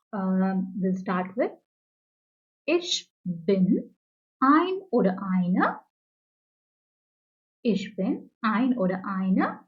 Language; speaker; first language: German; non-native, learner; English